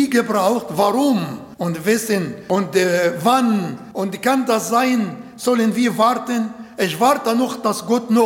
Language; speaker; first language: German; non-native, learner; Arabic